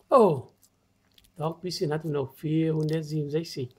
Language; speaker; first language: German; non-native, learner; Vietnamese